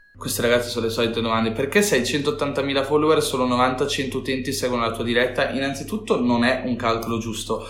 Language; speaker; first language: Italian; native; Italian